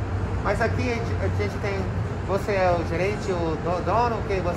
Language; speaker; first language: Portuguese; non-native, fluent; English